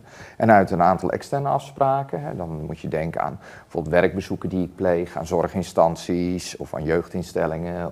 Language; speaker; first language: Dutch; native; Dutch